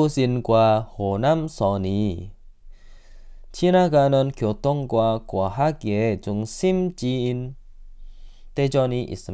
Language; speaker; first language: Korean; non-native, fluent; Indonesian